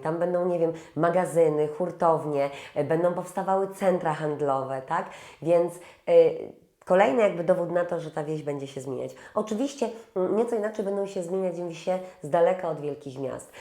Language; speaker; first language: Polish; native; Polish